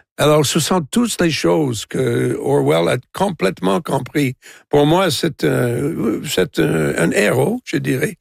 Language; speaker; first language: French; non-native, local second language; English